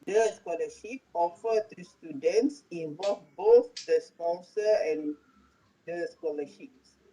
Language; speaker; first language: English; non-native, local second language; Malay